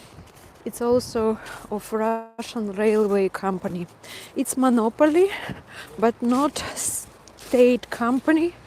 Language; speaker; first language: English; non-native, fluent; Russian